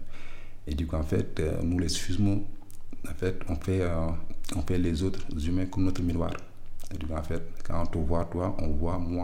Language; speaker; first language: French; non-native, local second language; Wolof